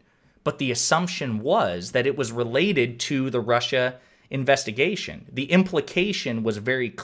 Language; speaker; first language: English; native; English